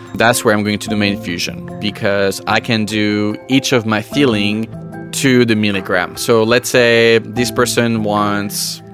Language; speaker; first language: English; non-native, fluent; French